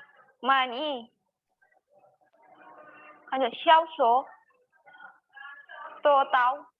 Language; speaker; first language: Chinese; non-native, learner; Indonesian